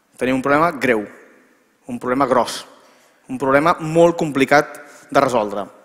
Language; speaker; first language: Catalan; native; Catalan